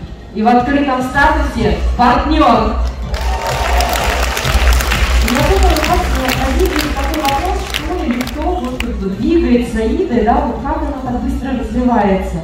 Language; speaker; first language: Russian; native; Russian